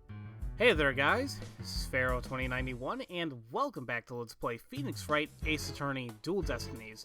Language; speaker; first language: English; native; English